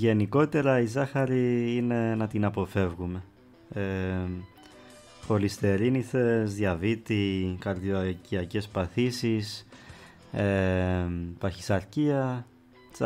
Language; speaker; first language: Greek; native; Greek